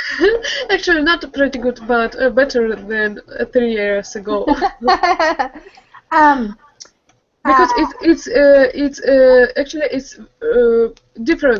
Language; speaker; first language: English; non-native, learner; Russian